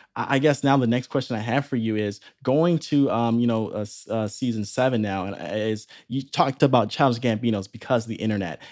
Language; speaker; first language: English; native; English